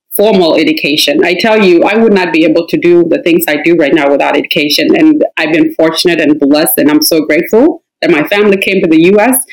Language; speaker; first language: English; non-native, fluent; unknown